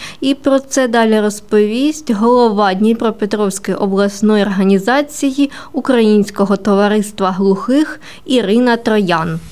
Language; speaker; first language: Ukrainian; native; Ukrainian